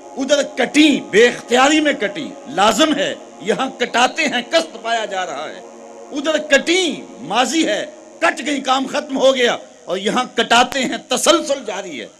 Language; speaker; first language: Urdu; non-native, local second language; Punjabi